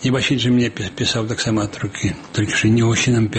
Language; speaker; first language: Belarusian; native; Belarusian